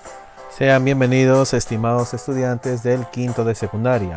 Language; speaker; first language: Spanish; native; Spanish